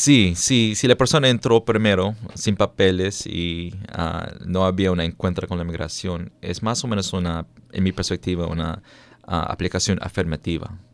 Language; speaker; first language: Spanish; non-native, fluent; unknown